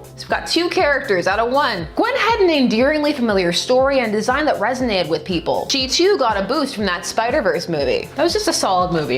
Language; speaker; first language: English; native; English